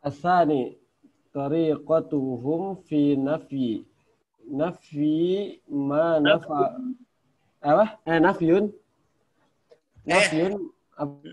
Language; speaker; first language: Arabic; non-native, learner; Indonesian